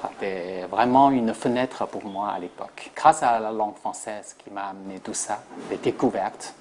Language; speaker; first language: French; non-native, fluent; Chinese